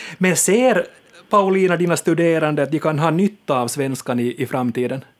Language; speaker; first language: Swedish; native; Swedish